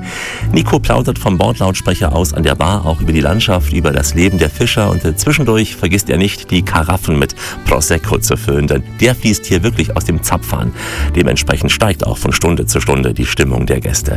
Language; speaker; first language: German; native; German